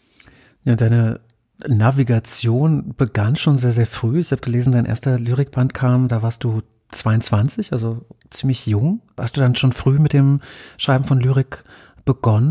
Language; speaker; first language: German; native; German